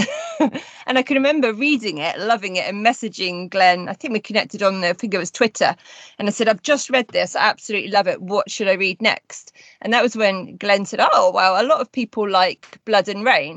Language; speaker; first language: English; native; English